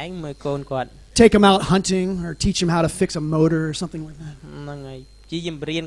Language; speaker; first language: English; native; English